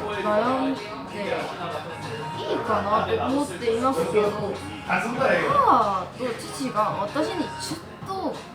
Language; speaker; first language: Japanese; non-native, learner; Korean